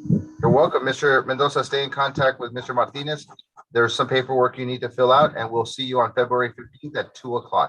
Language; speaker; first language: English; native; English